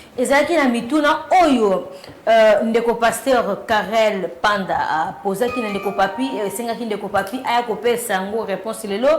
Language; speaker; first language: Lingala; native; Lingala